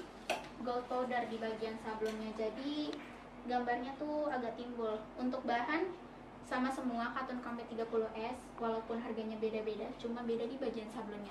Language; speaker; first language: Indonesian; native; Indonesian